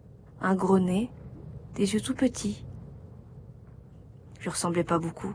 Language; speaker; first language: French; native; French